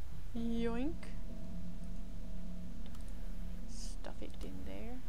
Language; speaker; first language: English; non-native, fluent; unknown